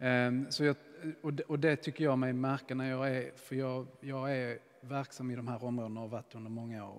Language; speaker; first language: Swedish; native; Swedish